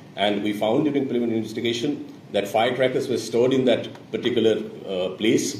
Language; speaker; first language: English; non-native, local second language; Bangla